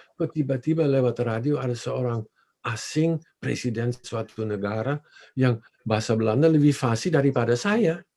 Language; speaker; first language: Indonesian; non-native, fluent; Dutch